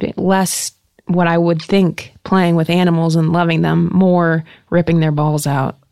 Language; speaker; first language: English; native; English